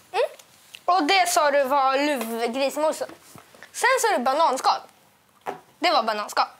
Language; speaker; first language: Swedish; native; Swedish